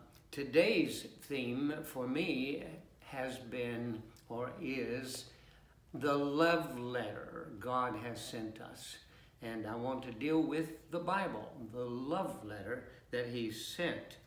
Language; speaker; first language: English; native; English